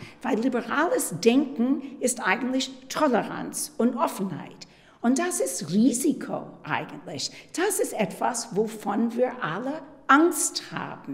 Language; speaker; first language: German; non-native, fluent; English